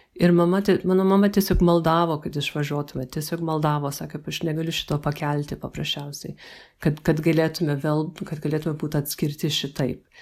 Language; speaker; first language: Lithuanian; early bilingual, heritage; Lithuanian